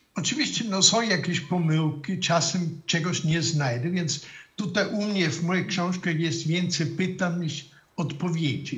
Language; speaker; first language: Polish; non-native, fluent; German